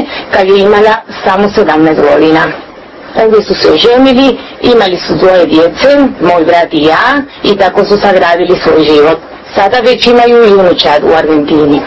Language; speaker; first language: Croatian; early bilingual, heritage; Croatian